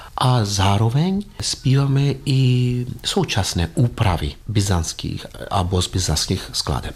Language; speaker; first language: Czech; non-native, fluent; Greek